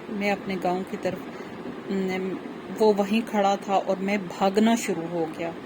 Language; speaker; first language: Urdu; non-native, local second language; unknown